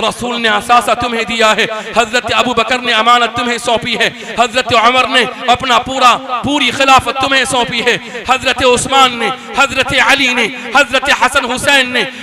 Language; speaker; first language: Urdu; native; Urdu